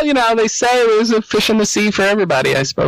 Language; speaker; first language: English; native; English